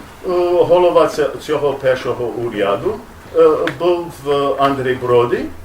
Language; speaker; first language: Ukrainian; non-native, learner; English